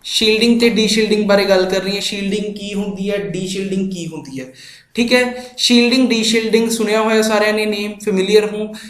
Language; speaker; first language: Hindi; non-native, local second language; Punjabi